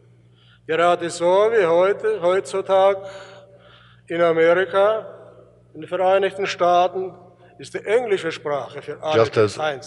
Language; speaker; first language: German; early bilingual, heritage; German